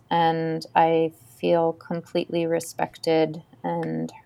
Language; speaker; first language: English; native; English